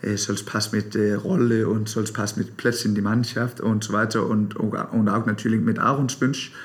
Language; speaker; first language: German; non-native, learner; Danish